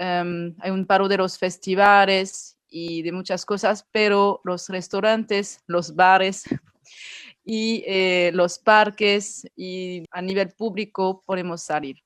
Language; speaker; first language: Spanish; non-native, fluent; French